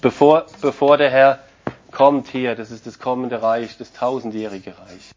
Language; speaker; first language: German; non-native, fluent; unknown